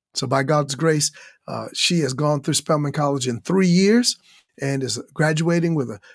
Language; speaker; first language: English; native; English